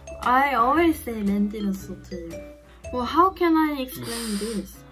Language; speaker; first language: English; non-native, learner; Korean